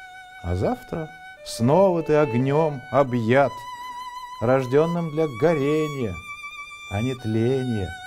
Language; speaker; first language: Russian; native; Russian